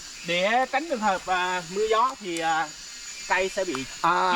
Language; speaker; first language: Vietnamese; native; Vietnamese